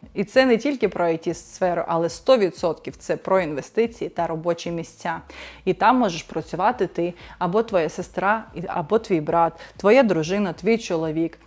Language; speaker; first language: Ukrainian; non-native, local second language; Russian